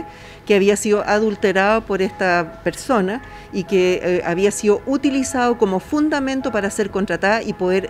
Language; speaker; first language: Spanish; native; Spanish